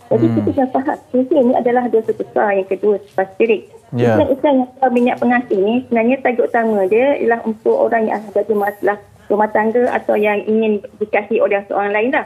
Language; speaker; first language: Malay; native; Malay